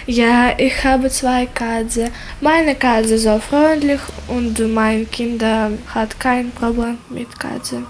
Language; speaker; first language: German; non-native, learner; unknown